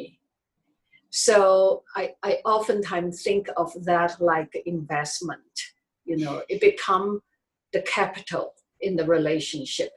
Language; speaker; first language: English; non-native, fluent; Chinese